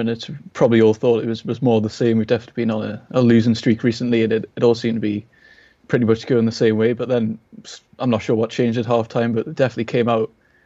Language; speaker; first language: English; native; English